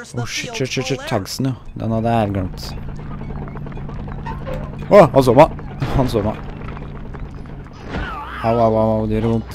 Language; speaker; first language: Norwegian; native; Norwegian